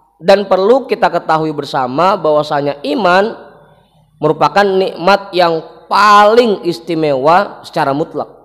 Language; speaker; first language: Indonesian; native; Indonesian